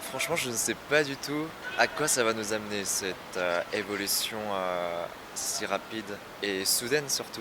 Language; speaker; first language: French; early bilingual, other home language; Korean